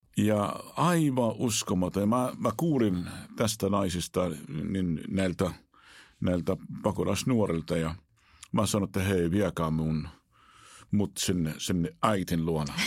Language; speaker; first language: Finnish; non-native, fluent; Arabic